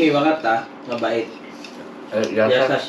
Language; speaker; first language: Japanese; non-native, fluent; Filipino